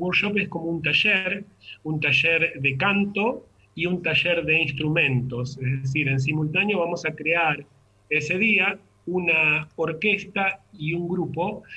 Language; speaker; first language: Spanish; native; Spanish